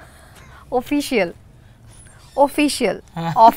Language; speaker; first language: Telugu; non-native, learner; Bangla